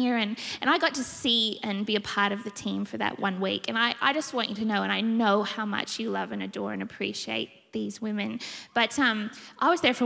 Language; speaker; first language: English; native; English